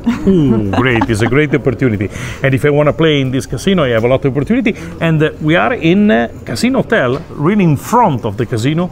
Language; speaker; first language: English; non-native, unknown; Italian